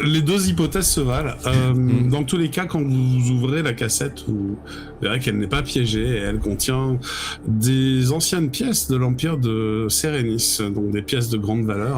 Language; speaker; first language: French; native; French